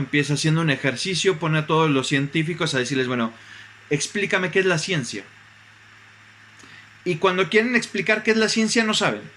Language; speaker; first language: Spanish; native; Spanish